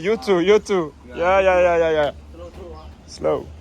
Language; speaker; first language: English; non-native, learner; French